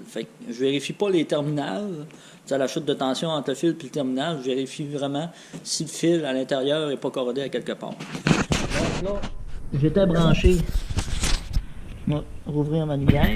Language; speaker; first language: French; native; French